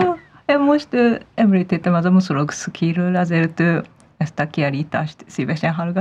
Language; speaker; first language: Hungarian; non-native, learner; Japanese